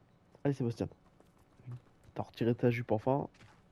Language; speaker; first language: French; native; French